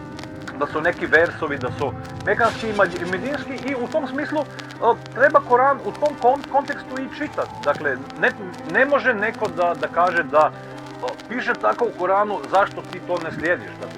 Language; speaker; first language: Croatian; native; Croatian